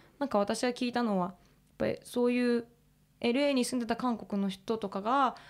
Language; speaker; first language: Japanese; native; Japanese